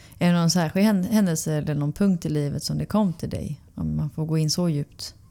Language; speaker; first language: Swedish; native; Swedish